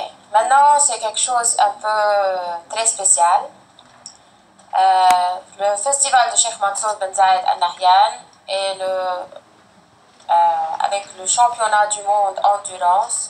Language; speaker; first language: French; non-native, fluent; Arabic